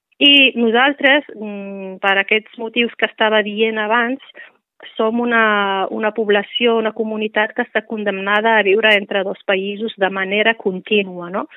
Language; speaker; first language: Catalan; non-native, fluent; Riffian